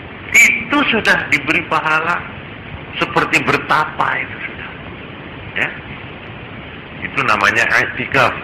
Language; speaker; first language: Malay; non-native, local second language; Javanese